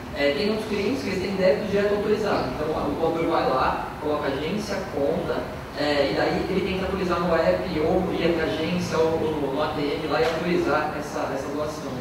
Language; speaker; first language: Portuguese; native; Portuguese